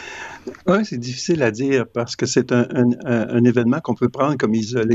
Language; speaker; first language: French; native; French